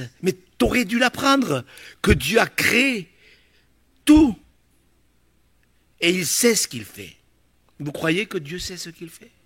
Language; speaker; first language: French; native; French